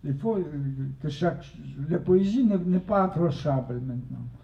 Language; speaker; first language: French; non-native, fluent; Russian